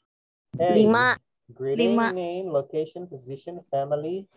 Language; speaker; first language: English; non-native, fluent; Indonesian